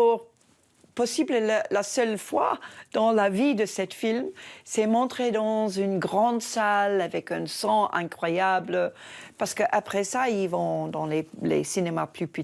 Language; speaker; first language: French; non-native, learner; English